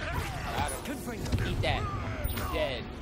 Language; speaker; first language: English; native; English